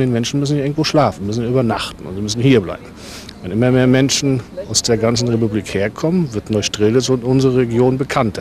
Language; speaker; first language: German; native; German